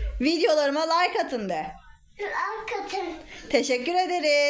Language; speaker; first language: Turkish; native; Turkish